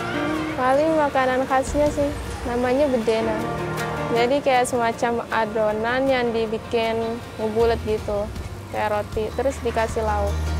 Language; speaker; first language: Indonesian; early bilingual, other home language; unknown